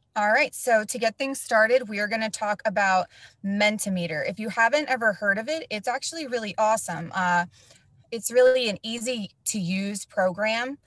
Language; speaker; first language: English; native; English